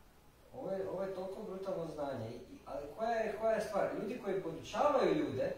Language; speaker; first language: Croatian; native; Croatian